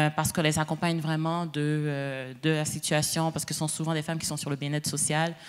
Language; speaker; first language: French; native; French